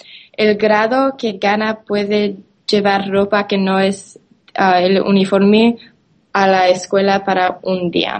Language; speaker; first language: Spanish; non-native, learner; English